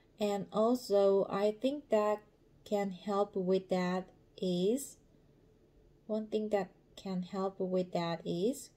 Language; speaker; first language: English; non-native, learner; Korean